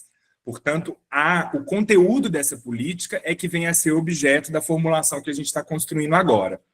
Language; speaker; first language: Portuguese; native; Portuguese